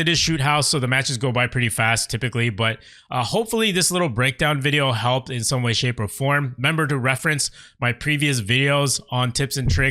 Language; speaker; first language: English; native; English